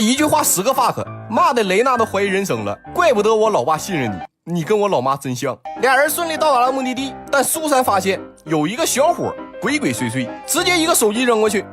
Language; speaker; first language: Chinese; native; Chinese